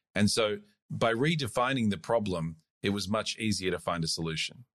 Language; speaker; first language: English; native; English